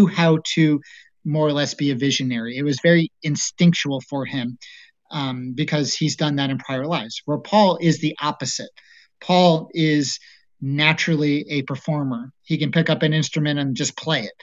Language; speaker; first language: English; native; English